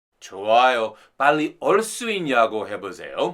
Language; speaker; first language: Korean; non-native, fluent; English